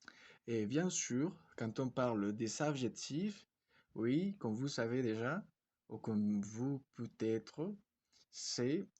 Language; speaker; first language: French; non-native, fluent; Spanish